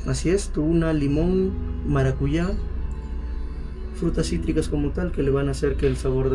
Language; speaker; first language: Spanish; native; Spanish